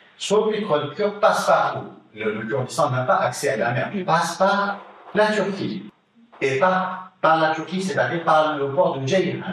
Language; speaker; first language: French; non-native, fluent; Kurdish